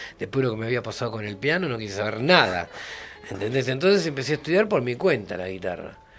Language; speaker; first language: Spanish; native; Spanish